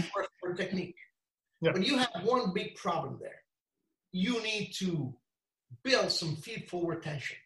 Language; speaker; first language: English; non-native, fluent; Italian